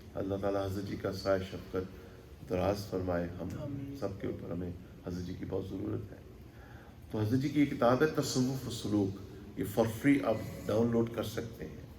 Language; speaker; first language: Urdu; non-native, local second language; Punjabi